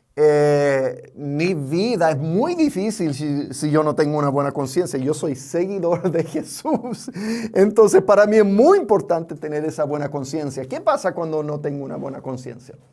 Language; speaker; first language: Spanish; non-native, fluent; English